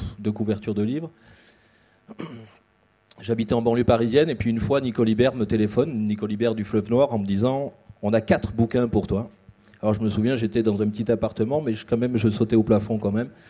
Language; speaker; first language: French; native; French